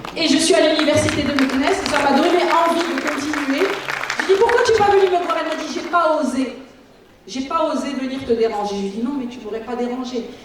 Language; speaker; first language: French; non-native, local second language; Arabic